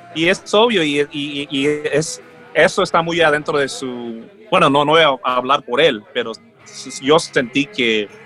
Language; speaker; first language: Spanish; early bilingual, heritage; Spanish